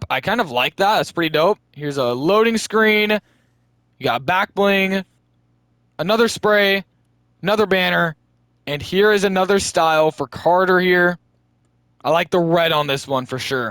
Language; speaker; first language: English; native; English